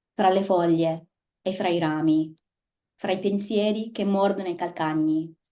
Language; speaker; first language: Italian; early bilingual, heritage; Italian